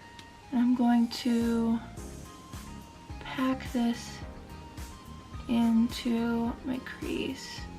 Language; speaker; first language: English; native; English